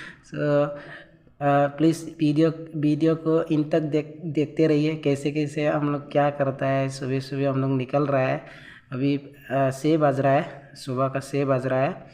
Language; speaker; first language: Hindi; non-native, local second language; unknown